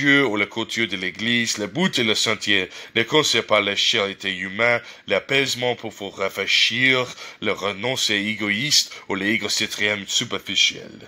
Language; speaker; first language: French; non-native, learner; English